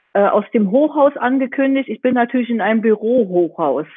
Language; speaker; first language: German; native; German